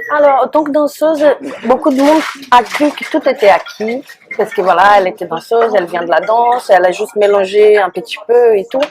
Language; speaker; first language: French; non-native, fluent; Portuguese